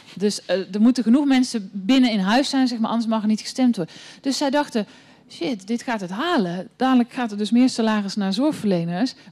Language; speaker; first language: Dutch; native; Dutch